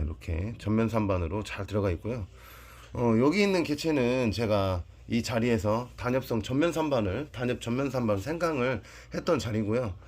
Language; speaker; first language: Korean; native; Korean